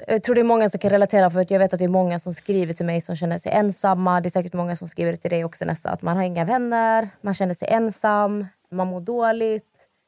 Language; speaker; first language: Swedish; native; Swedish